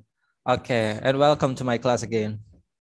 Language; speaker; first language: English; non-native, fluent; Indonesian